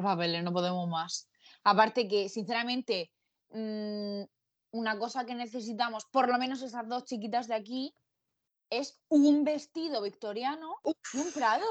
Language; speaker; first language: Spanish; native; Spanish